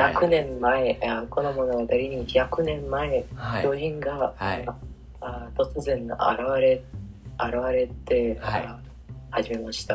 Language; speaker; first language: Japanese; non-native, learner; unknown